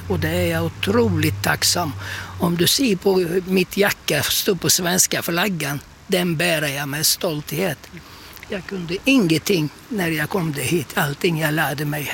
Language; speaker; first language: Swedish; non-native, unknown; Turkish